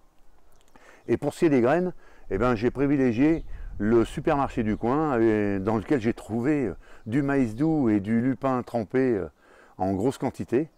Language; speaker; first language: French; native; French